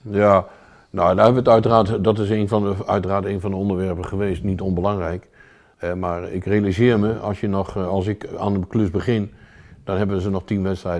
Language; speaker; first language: Dutch; native; Dutch